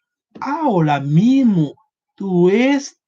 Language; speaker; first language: Spanish; non-native, learner; Haitian Creole